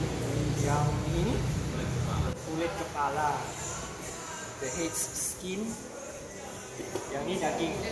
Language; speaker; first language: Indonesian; non-native, learner; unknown